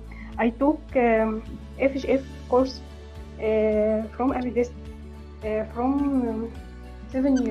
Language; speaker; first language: English; non-native, learner; Arabic